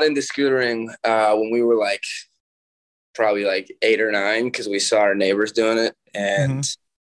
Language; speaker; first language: English; native; English